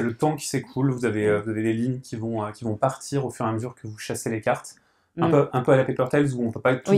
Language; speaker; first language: French; native; French